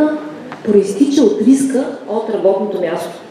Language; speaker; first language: Bulgarian; native; Bulgarian